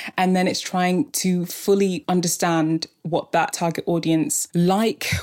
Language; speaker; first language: English; native; English